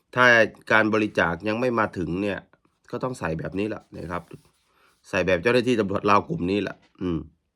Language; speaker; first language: Thai; native; Thai